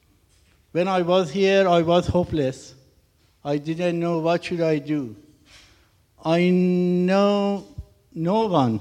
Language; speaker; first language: English; non-native, learner; Persian